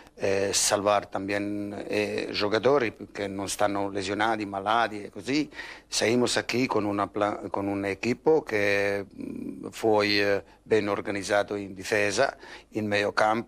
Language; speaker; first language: Portuguese; non-native, learner; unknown